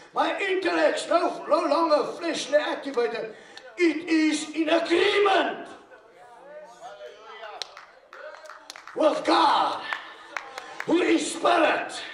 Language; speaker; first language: English; non-native, local second language; Afrikaans